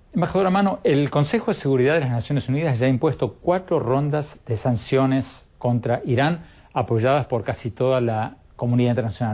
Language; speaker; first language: Spanish; native; Spanish